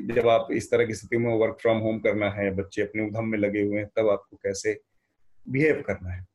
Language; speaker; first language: Hindi; native; Hindi